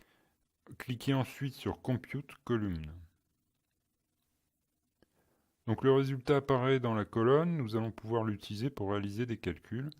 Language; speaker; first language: French; native; French